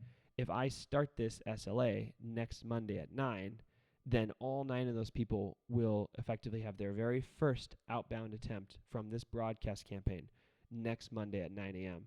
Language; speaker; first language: English; native; English